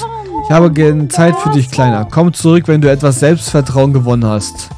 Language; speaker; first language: German; native; German